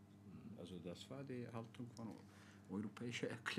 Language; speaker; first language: German; non-native, fluent; Turkish